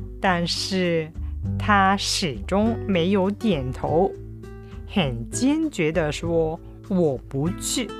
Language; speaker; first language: Chinese; non-native, fluent; Japanese